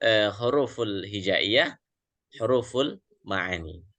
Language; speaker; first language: Arabic; non-native, fluent; Indonesian